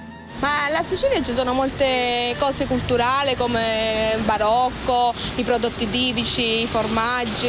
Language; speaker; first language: Italian; native; Italian